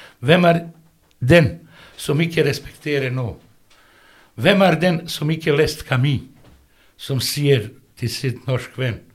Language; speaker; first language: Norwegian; non-native, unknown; Bosnian